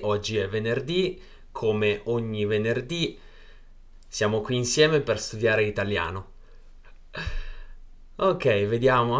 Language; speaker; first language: Italian; non-native, fluent; Chinese